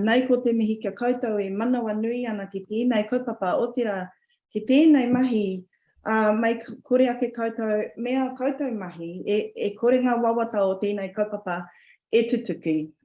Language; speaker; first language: Māori; non-native, local second language; English